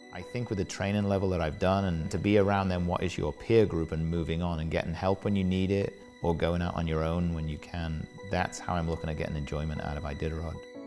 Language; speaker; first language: English; native; English